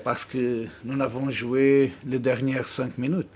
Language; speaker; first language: French; non-native, learner; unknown